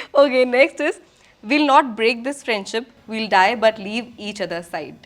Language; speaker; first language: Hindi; native; Hindi